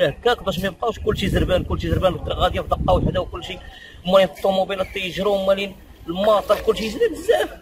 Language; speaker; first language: Arabic; native; Arabic